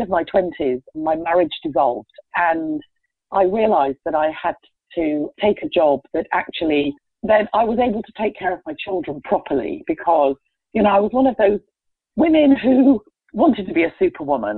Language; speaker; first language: English; native; English